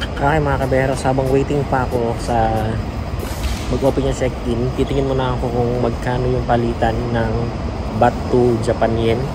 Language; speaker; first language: Filipino; native; Filipino